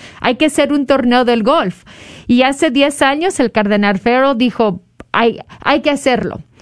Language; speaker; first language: Spanish; early bilingual, heritage; Spanish